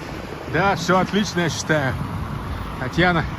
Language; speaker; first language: Russian; native; Russian